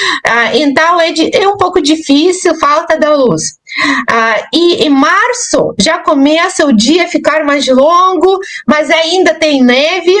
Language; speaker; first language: Portuguese; non-native, fluent; Russian